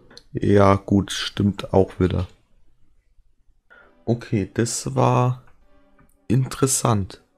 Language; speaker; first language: German; native; German